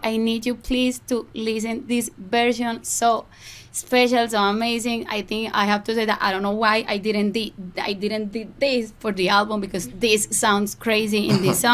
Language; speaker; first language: English; non-native, fluent; Spanish